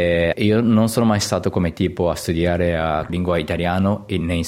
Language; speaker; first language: Italian; non-native, learner; Japanese